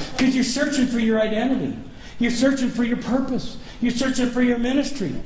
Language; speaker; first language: English; native; English